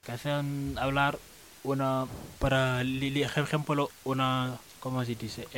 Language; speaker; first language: Spanish; non-native, learner; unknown